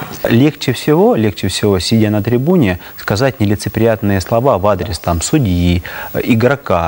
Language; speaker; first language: Russian; native; Russian